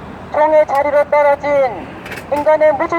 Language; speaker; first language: Korean; native; Korean